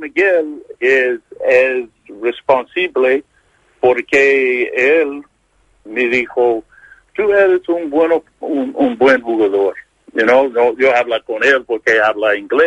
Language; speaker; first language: Spanish; non-native, learner; English